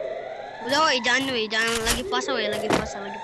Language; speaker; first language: Indonesian; native; Indonesian